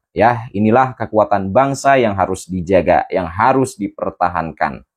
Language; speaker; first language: Indonesian; native; Indonesian